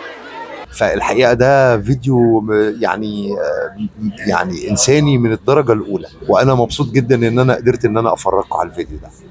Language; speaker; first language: Arabic; native; Arabic